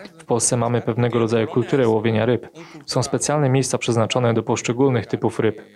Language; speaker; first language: Polish; native; Polish